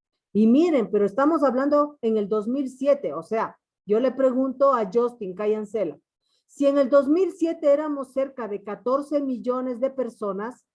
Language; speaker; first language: Spanish; native; Spanish